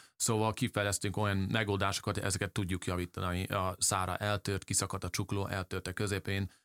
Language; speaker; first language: Hungarian; early bilingual, heritage; English